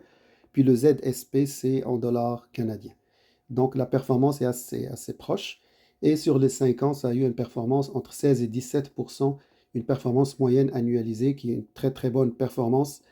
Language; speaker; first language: French; native; French